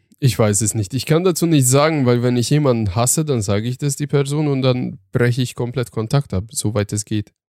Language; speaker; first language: German; early bilingual, other home language; Turkish